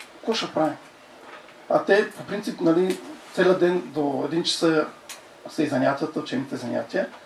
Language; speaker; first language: Bulgarian; non-native, local second language; Romany